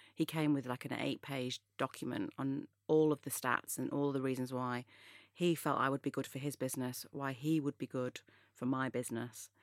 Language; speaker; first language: English; native; English